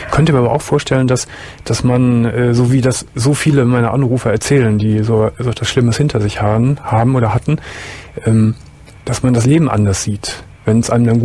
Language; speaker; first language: German; native; German